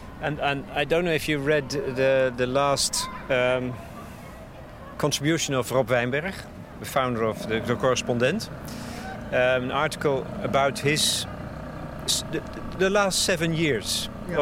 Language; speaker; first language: English; non-native, fluent; Dutch